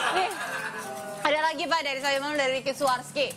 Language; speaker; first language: Indonesian; native; Indonesian